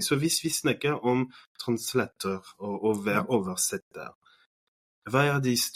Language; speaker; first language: Norwegian; non-native, fluent; French